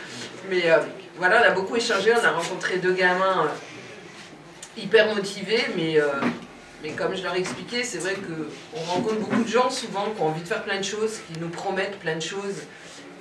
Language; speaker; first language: French; native; French